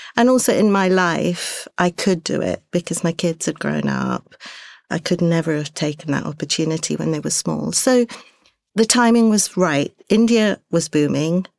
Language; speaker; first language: English; early bilingual, other home language; Hindi